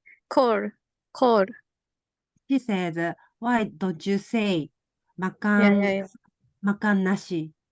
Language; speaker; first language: English; non-native, learner; Japanese